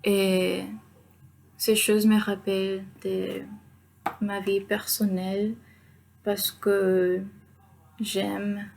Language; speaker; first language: French; non-native, fluent; Spanish